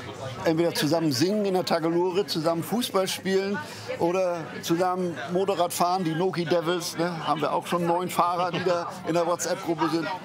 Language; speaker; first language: German; native; German